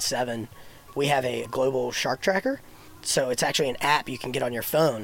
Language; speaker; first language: English; native; English